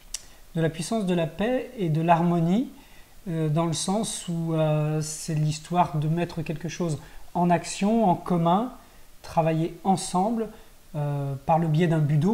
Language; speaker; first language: French; native; French